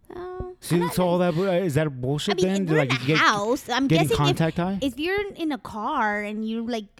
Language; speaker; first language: English; non-native, fluent; Spanish